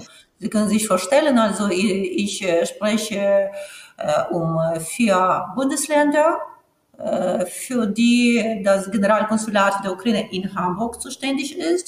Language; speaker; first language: German; non-native, fluent; Ukrainian